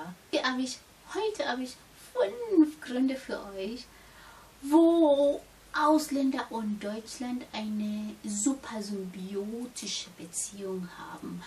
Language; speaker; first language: German; non-native, fluent; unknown